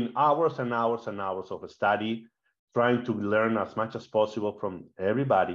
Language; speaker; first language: English; non-native, fluent; Spanish